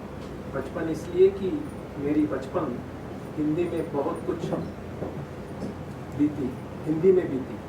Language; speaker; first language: Hindi; non-native, local second language; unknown